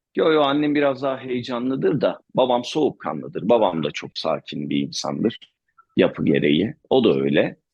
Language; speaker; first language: Turkish; native; Turkish